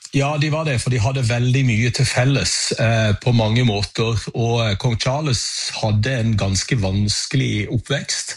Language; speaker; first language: Norwegian; native; Norwegian